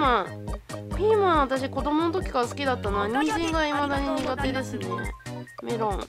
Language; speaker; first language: Japanese; native; Japanese